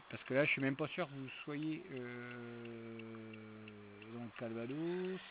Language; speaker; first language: French; native; French